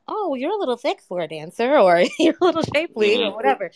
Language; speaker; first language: English; native; English